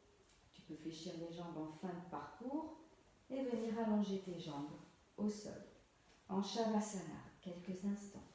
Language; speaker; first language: French; native; French